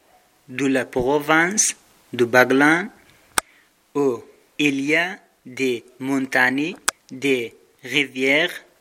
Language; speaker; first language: French; non-native, learner; Persian